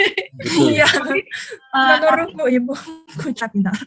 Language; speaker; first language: Indonesian; non-native, learner; Chinese